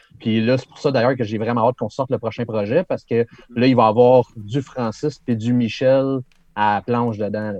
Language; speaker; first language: French; native; French